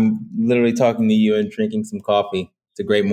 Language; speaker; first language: English; native; English